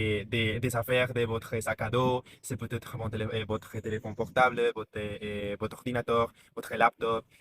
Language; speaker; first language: French; non-native, learner; Spanish